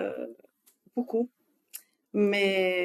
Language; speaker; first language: French; non-native, learner; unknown